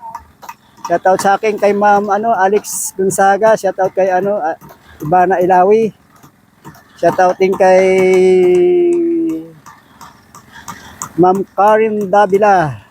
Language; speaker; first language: Filipino; native; Filipino